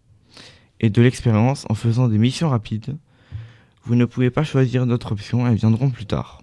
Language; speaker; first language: French; native; French